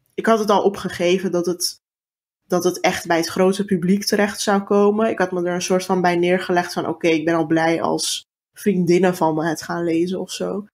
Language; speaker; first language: Dutch; early bilingual, other home language; Turkish